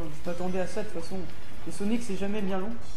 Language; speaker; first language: French; native; French